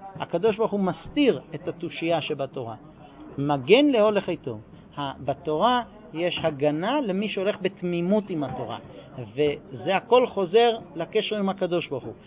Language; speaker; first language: Hebrew; non-native, fluent; English